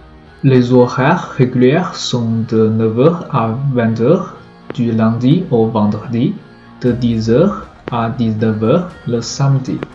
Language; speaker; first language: French; non-native, learner; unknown